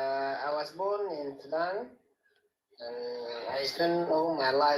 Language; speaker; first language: English; non-native, learner; Arabic